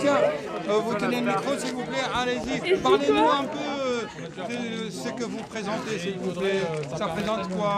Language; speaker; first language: French; non-native, fluent; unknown